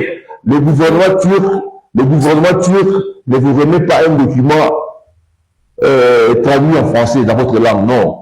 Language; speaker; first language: French; non-native, local second language; Lingala